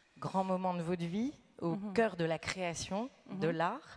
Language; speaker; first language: French; native; French